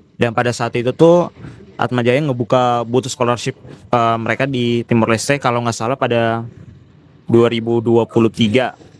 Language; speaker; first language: Indonesian; non-native, local second language; Tetum